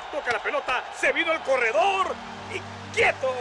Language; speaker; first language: Spanish; native; Spanish